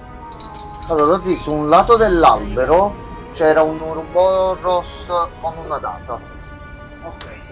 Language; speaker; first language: Italian; native; Italian